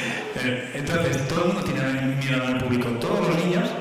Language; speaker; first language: Spanish; native; Spanish